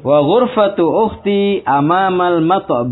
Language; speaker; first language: Arabic; non-native, fluent; Indonesian